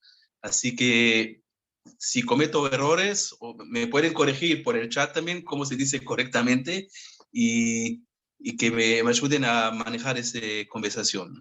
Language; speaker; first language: Spanish; non-native, fluent; Hebrew